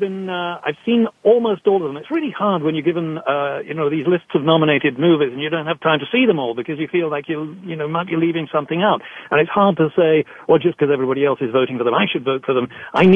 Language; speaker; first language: English; native; English